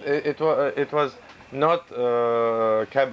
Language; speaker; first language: English; non-native, learner; Russian